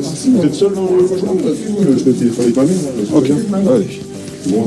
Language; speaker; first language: French; native; French